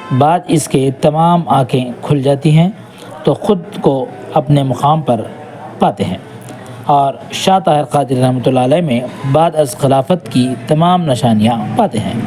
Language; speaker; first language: Urdu; native; Urdu